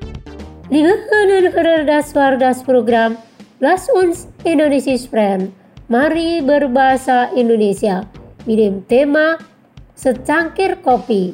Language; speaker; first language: German; non-native, fluent; Indonesian